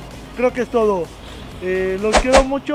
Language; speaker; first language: Spanish; native; Spanish